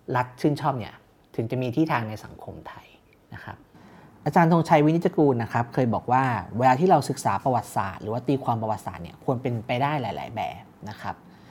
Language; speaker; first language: Thai; native; Thai